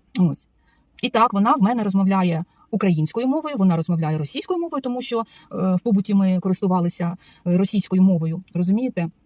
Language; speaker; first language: Ukrainian; non-native, local second language; Russian